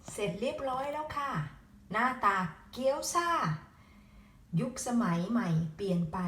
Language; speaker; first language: Thai; native; Thai